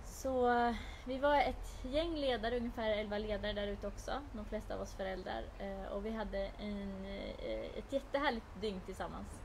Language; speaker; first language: Swedish; native; Swedish